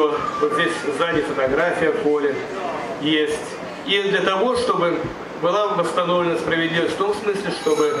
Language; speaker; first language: Russian; native; Russian